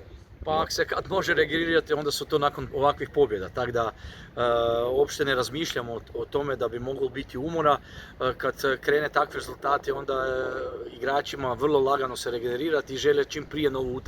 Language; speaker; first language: Croatian; native; Croatian